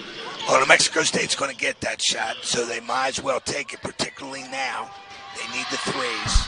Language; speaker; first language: English; native; English